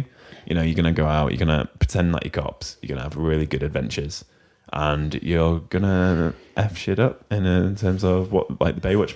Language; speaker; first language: English; native; English